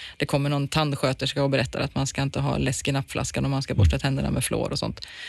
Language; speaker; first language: Swedish; native; Swedish